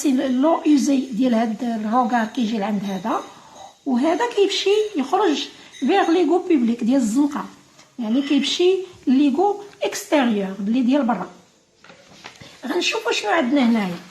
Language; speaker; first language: Arabic; native; Arabic